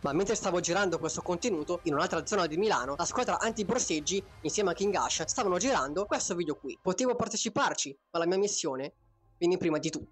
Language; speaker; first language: Italian; native; Italian